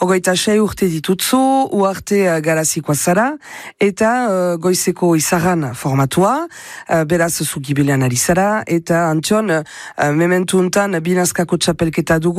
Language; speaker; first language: Basque; native; Basque